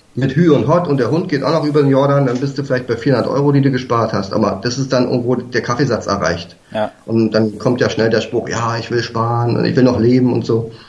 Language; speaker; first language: German; native; German